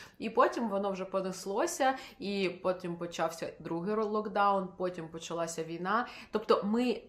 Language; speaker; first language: Ukrainian; non-native, local second language; Russian